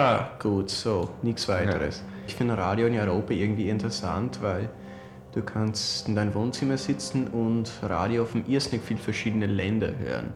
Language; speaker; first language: German; non-native, fluent; English